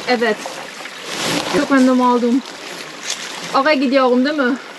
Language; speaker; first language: Turkish; non-native, learner; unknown